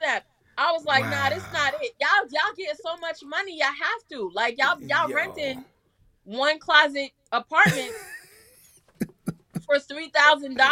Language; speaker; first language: English; native; English